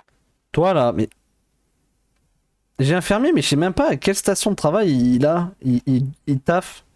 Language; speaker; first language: French; native; French